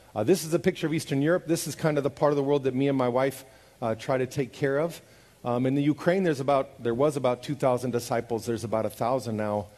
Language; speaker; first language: English; native; English